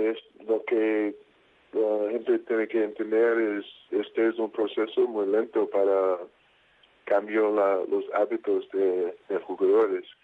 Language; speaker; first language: Spanish; non-native, fluent; English